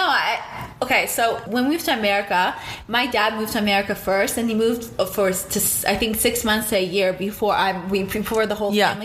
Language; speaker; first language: English; non-native, fluent; Russian